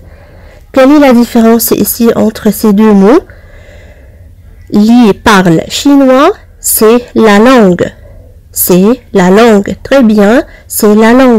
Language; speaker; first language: French; non-native, fluent; Arabic